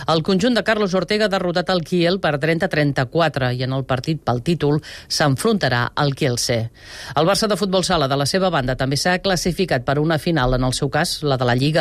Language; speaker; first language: Catalan; native; Catalan